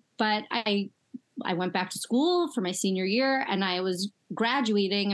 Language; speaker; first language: English; native; English